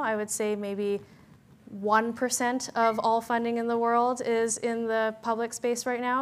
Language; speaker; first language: English; native; English